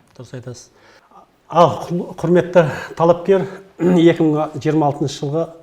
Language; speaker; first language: Kazakh; native; Kazakh